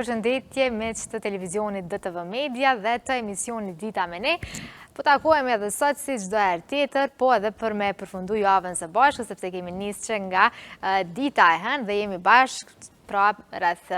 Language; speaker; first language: Albanian; native; Albanian